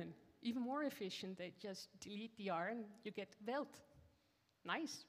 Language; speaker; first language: English; non-native, fluent; Dutch